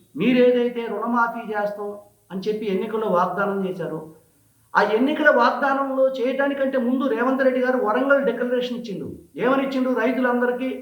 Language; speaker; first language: Telugu; native; Telugu